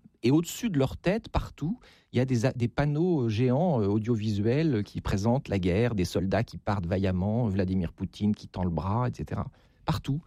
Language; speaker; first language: French; native; French